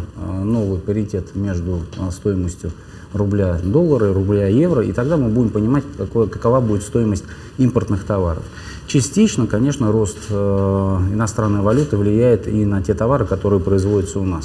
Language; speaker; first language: Russian; native; Russian